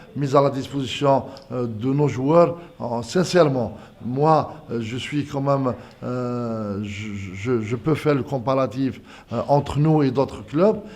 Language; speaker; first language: French; non-native, local second language; Arabic